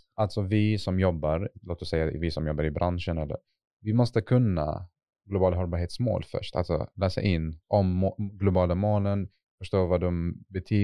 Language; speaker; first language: Swedish; non-native, fluent; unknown